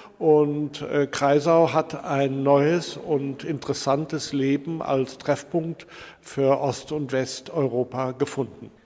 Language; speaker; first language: German; native; German